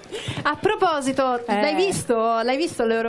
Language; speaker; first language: Italian; native; Italian